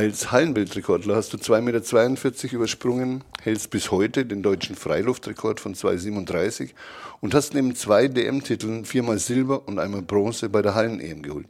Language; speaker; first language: German; native; German